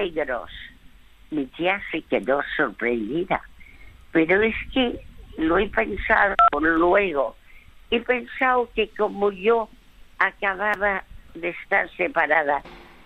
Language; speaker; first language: Spanish; early bilingual, other home language; French